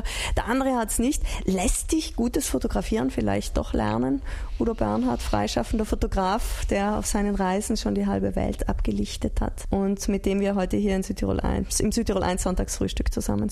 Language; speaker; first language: German; native; German